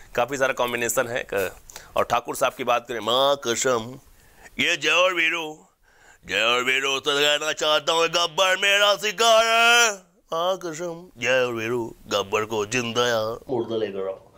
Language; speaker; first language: Hindi; native; Hindi